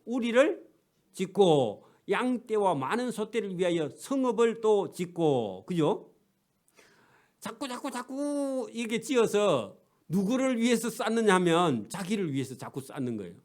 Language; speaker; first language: Korean; native; Korean